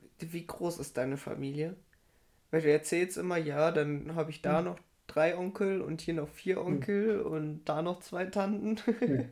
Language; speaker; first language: German; native; German